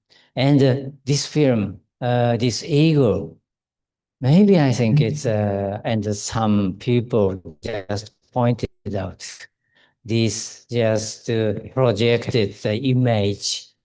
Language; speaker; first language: English; non-native, learner; Japanese